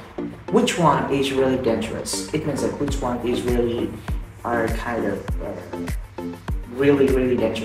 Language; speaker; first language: English; non-native, fluent; Vietnamese